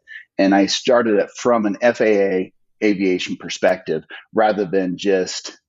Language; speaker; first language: English; native; English